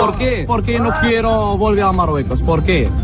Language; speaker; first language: Spanish; non-native, learner; Arabic